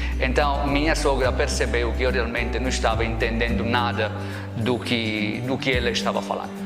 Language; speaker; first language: Portuguese; non-native, fluent; Italian